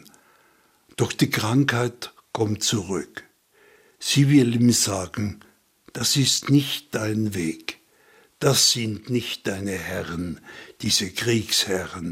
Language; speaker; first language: German; native; German